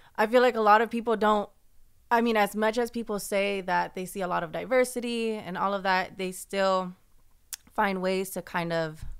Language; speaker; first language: English; native; English